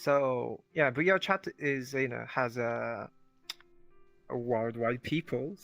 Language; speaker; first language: English; non-native, learner; Japanese